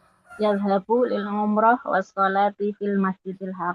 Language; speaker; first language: Arabic; non-native, learner; Indonesian